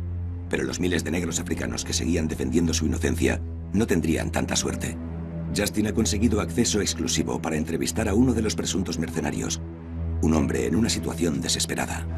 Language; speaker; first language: Spanish; native; Spanish